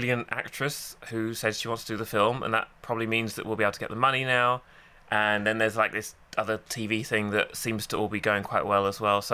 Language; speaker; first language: English; native; English